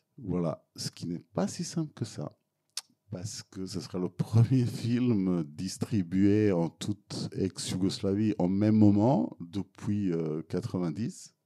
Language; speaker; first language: French; non-native, fluent; Serbian